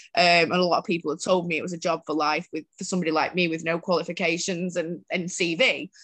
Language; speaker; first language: English; native; English